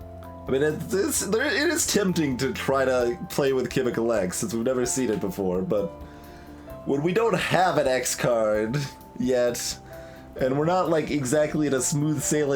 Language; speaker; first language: English; native; English